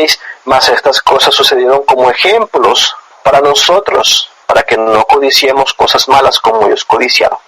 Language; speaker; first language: Spanish; native; Spanish